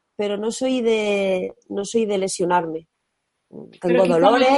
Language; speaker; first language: Spanish; native; Spanish